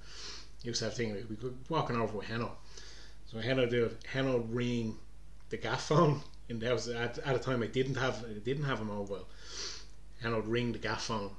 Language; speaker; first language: English; native; English